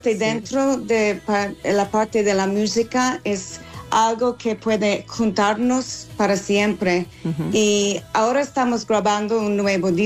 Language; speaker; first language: Spanish; non-native, fluent; English